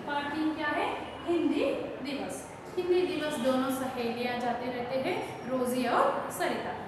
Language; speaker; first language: Hindi; non-native, local second language; Telugu